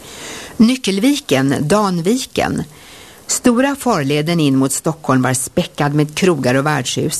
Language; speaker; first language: Swedish; native; Swedish